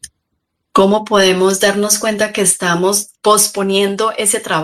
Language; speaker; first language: Spanish; native; Spanish